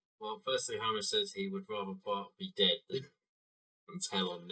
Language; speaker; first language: English; native; English